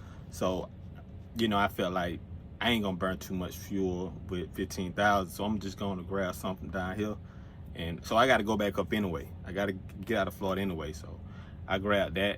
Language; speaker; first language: English; native; English